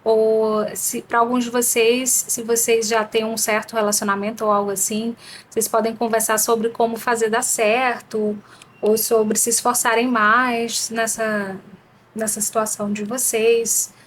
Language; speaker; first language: Portuguese; native; Portuguese